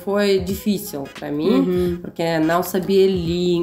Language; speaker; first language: Portuguese; non-native, learner; Russian